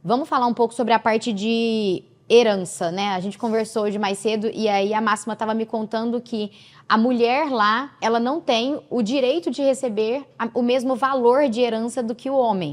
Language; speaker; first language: Portuguese; native; Portuguese